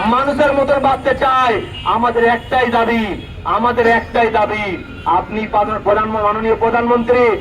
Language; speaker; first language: Bangla; non-native, local second language; Urdu